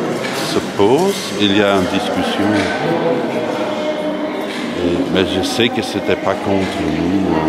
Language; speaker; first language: French; non-native, local second language; Dutch